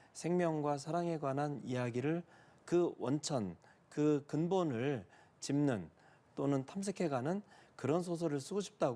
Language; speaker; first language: Korean; native; Korean